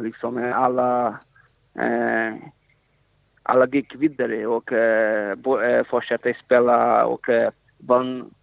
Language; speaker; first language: Swedish; non-native, fluent; Portuguese